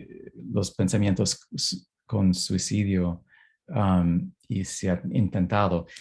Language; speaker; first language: Spanish; non-native, fluent; English